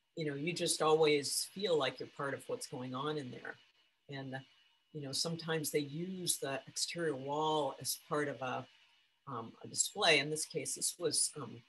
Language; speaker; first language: English; native; English